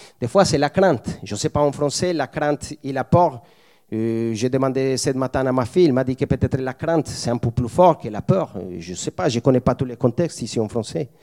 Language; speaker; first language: French; non-native, fluent; Spanish